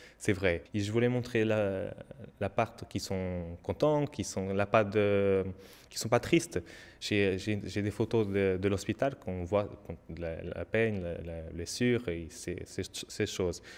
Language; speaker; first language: French; non-native, learner; Portuguese